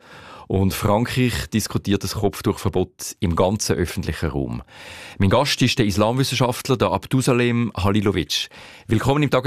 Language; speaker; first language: German; native; German